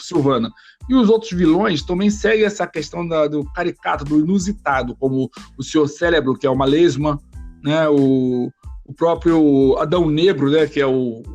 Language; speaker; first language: Portuguese; native; Portuguese